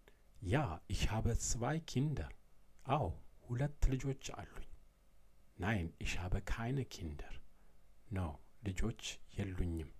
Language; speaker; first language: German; non-native, fluent; Amharic